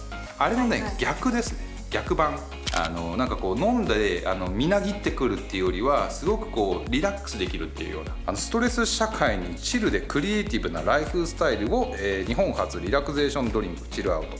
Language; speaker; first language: Japanese; native; Japanese